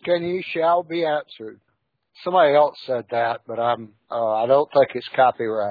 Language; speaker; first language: English; native; English